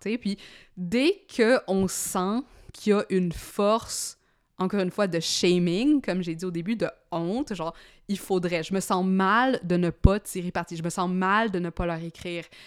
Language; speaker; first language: French; native; French